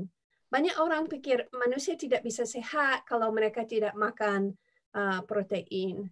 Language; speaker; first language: Indonesian; non-native, fluent; English